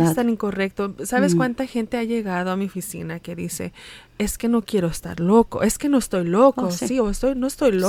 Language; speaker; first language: Spanish; early bilingual, heritage; Spanish